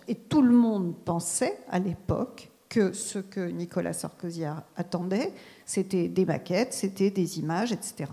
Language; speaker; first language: French; native; French